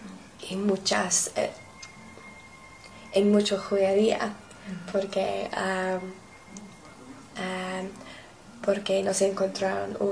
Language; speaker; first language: Spanish; non-native, learner; English